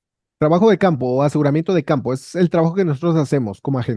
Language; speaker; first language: Spanish; native; Spanish